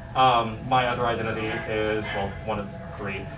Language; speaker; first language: English; native; English